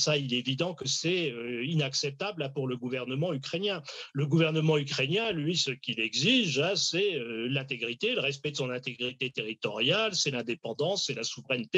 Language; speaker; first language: French; native; French